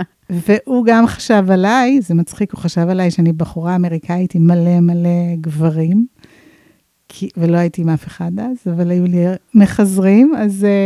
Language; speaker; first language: Hebrew; non-native, fluent; English